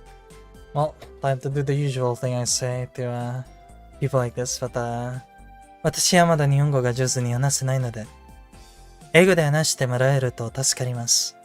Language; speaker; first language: Japanese; non-native, learner; English